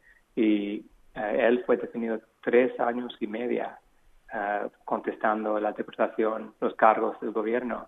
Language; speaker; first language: Spanish; non-native, fluent; English